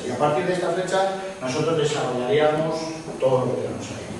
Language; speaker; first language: Spanish; native; Spanish